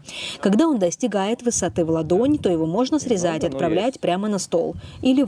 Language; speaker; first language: Russian; native; Russian